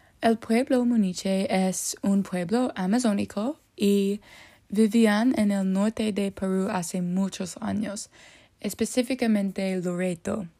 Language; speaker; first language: Spanish; non-native, learner; English